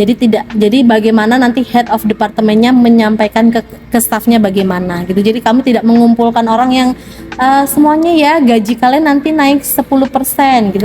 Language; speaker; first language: Indonesian; native; Indonesian